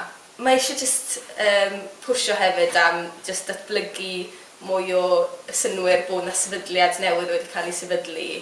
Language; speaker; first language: Welsh; native; Welsh